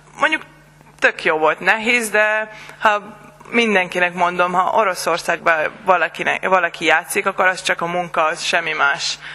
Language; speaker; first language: Hungarian; non-native, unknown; Serbian